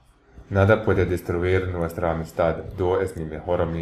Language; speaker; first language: Spanish; non-native, learner; English